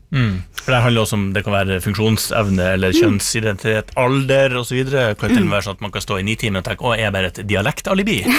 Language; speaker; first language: Norwegian; native; Norwegian